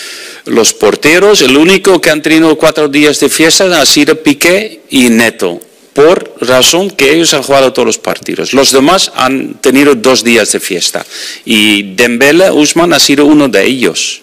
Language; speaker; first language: Spanish; non-native, fluent; Dutch